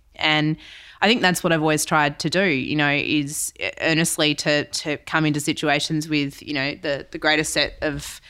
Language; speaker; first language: English; native; English